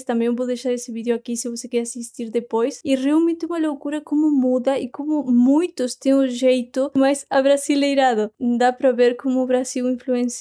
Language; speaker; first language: Portuguese; non-native, fluent; Spanish